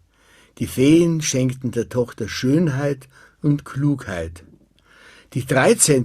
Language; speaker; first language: German; non-native, learner; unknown